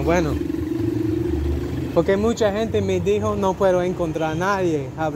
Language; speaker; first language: Spanish; non-native, learner; English